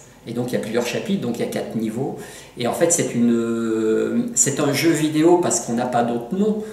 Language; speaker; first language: French; native; French